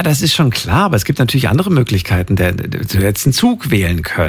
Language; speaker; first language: German; native; German